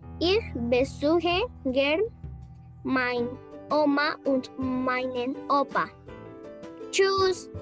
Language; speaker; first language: German; non-native, learner; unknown